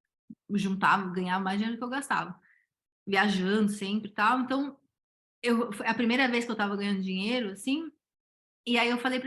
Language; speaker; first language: Portuguese; native; Portuguese